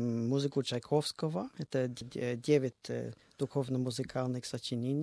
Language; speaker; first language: Russian; non-native, fluent; English